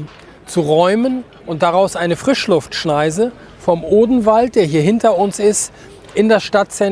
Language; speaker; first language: German; native; German